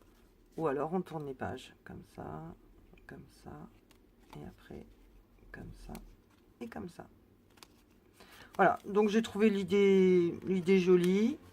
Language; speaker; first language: French; native; French